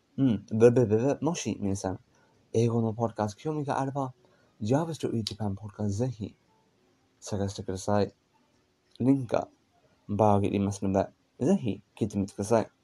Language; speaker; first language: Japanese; non-native, learner; English